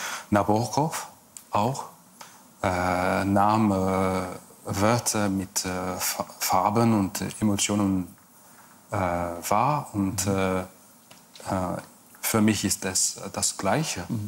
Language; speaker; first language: German; non-native, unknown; English